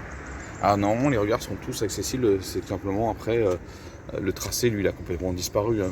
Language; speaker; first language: French; native; French